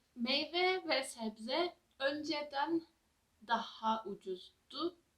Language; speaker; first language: Turkish; native; Turkish